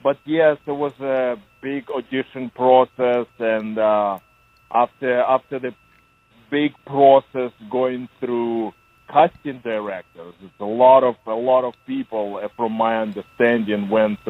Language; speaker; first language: English; non-native, fluent; Ukrainian